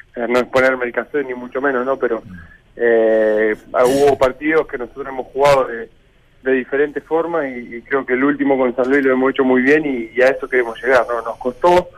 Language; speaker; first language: Spanish; native; Spanish